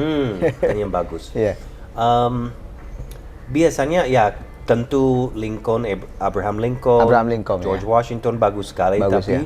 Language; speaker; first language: Indonesian; non-native, fluent; English